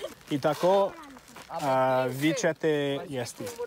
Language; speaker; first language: Serbian; non-native, learner; English